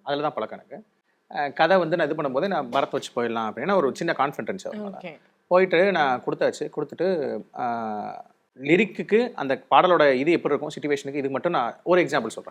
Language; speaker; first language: Tamil; native; Tamil